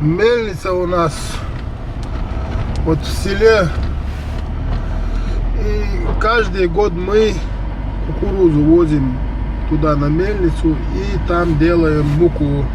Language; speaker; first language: Russian; non-native, local second language; Chechen